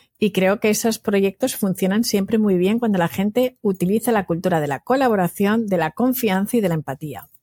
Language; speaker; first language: Spanish; native; Spanish